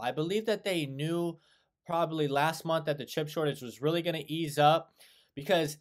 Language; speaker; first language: English; native; English